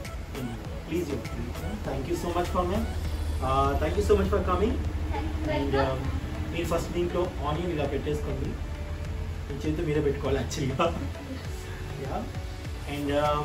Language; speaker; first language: Telugu; native; Telugu